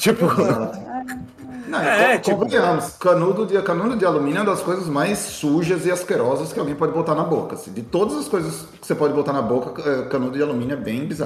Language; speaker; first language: Portuguese; native; Portuguese